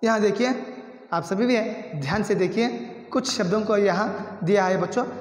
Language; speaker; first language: Hindi; non-native, local second language; Kannada